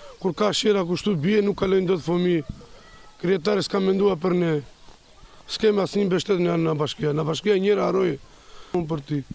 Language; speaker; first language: Albanian; non-native, local second language; Romany